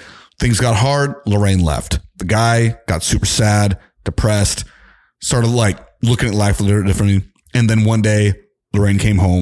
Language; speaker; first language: English; native; English